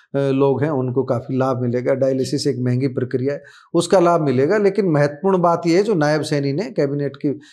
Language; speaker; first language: Hindi; native; Hindi